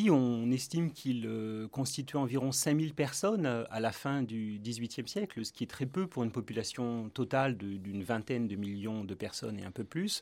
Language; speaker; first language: French; native; French